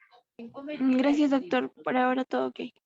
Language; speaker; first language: Spanish; native; Spanish